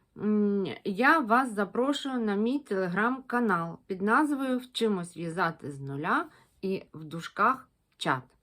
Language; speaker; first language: Ukrainian; non-native, local second language; Russian